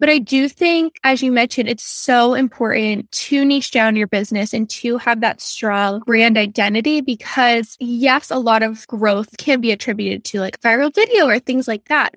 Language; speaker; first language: English; native; English